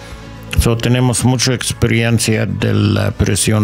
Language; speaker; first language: Spanish; non-native, learner; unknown